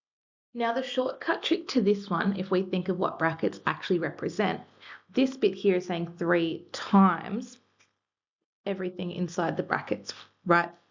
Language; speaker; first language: English; native; English